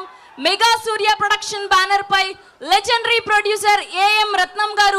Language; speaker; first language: Telugu; native; Telugu